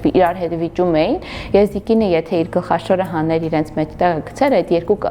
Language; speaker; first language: Armenian; non-native, local second language; Kurdish